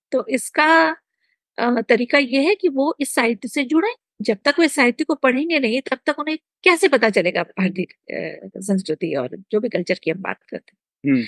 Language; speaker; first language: Hindi; native; Hindi